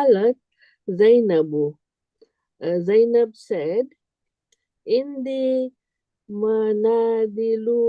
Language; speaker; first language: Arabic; non-native, learner; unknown